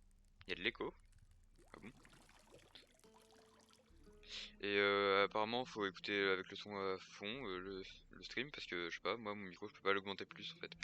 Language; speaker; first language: French; native; French